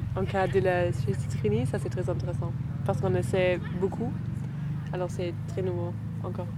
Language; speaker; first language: French; non-native, learner; German